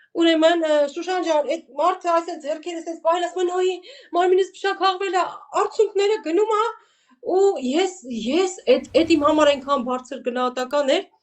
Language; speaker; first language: Armenian; native; Armenian